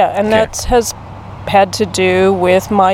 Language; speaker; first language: English; native; English